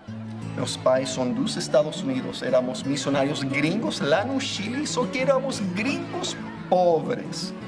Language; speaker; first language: Portuguese; non-native, fluent; English